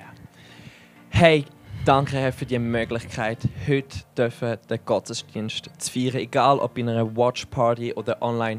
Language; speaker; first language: German; native; German